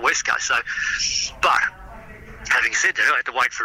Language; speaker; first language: English; native; English